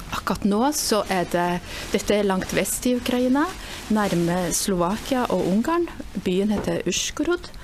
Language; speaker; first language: Norwegian; native; Norwegian